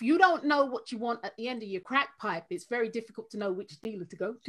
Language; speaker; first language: English; native; English